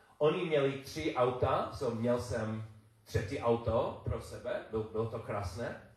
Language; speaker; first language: Czech; non-native, learner; English